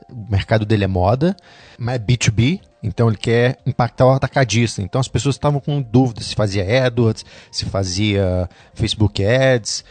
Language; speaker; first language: Portuguese; native; Portuguese